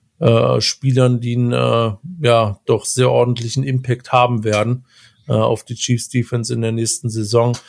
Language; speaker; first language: German; native; German